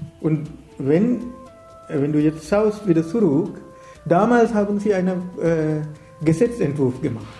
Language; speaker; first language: German; non-native, learner; Sinhala